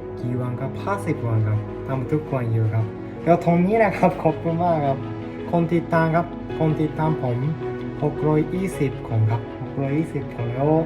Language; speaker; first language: Thai; non-native, learner; Japanese